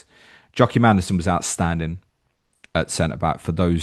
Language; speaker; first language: English; native; English